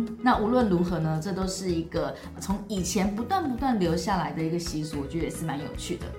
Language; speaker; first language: Chinese; native; Chinese